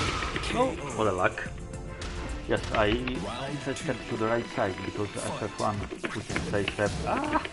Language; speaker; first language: English; non-native, learner; Italian